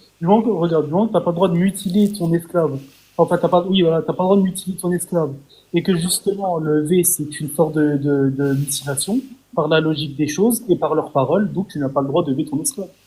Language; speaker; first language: French; native; French